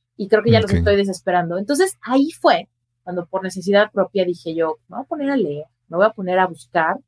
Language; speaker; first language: Spanish; native; Spanish